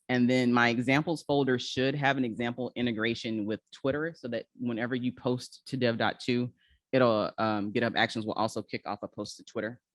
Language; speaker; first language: English; native; English